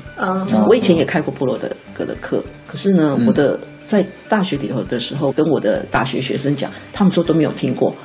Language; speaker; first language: Chinese; non-native, local second language; Min Nan Chinese